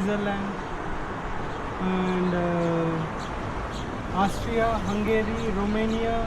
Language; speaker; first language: English; non-native, local second language; Telugu